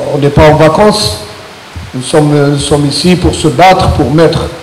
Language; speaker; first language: French; non-native, local second language; Arabic